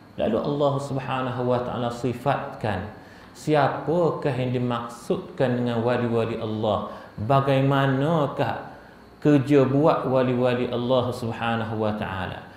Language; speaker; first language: Malay; native; Malay